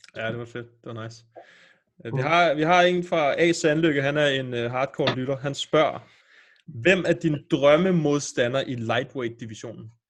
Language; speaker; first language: Danish; native; Danish